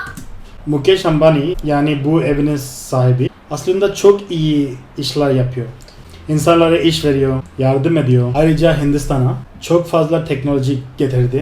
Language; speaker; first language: Turkish; non-native, fluent; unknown